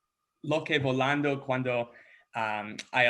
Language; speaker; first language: Spanish; non-native, learner; English